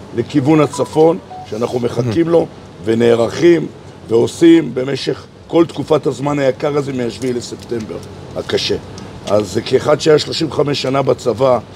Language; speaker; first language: Hebrew; native; Hebrew